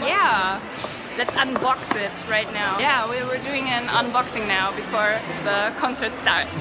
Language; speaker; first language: English; non-native, fluent; German